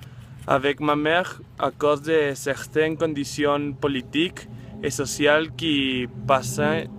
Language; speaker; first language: French; non-native, learner; Spanish